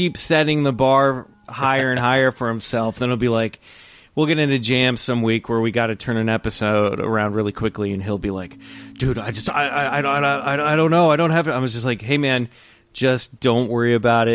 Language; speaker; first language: English; native; English